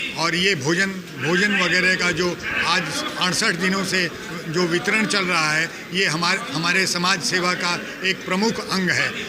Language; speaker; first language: Hindi; native; Hindi